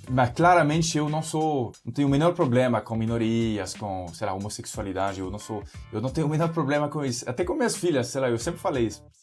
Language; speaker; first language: Portuguese; non-native, fluent; French